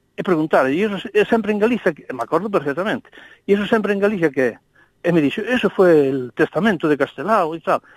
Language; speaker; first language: Galician; non-native, local second language; Spanish